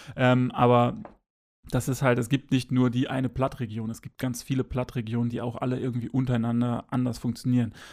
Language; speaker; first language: German; native; German